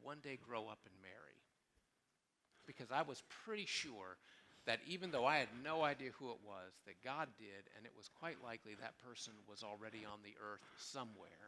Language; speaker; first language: English; native; English